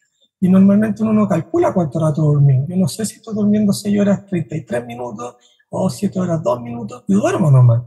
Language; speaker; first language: Spanish; native; Spanish